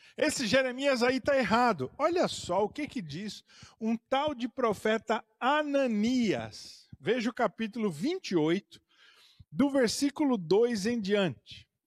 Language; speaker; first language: Portuguese; native; Portuguese